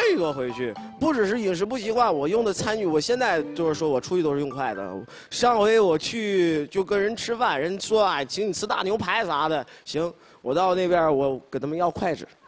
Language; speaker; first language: Chinese; early bilingual, other home language; English